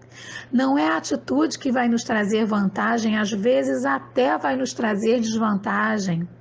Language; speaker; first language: Portuguese; native; Portuguese